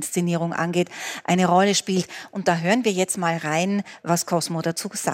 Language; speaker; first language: German; native; German